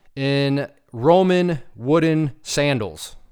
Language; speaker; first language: English; native; English